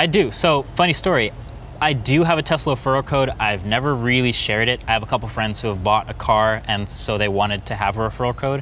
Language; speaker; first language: English; native; English